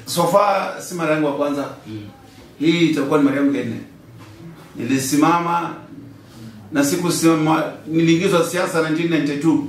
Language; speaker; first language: Swahili; native; Swahili